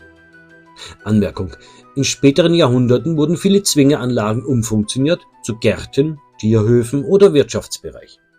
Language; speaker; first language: German; native; German